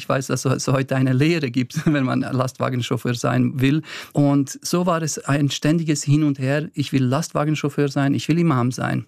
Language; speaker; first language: German; early bilingual, other home language; Bosnian